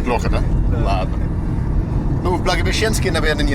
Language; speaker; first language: Russian; non-native, learner; English